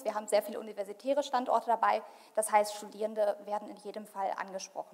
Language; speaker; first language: German; native; German